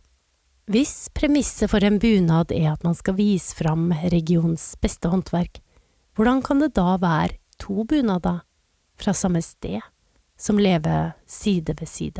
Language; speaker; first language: Norwegian; native; Norwegian